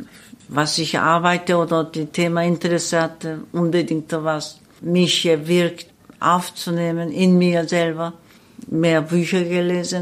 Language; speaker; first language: German; non-native, learner; Korean